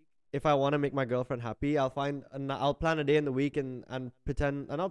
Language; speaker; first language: English; non-native, local second language; Hindi